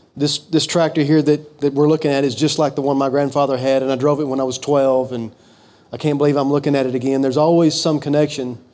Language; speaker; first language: English; native; English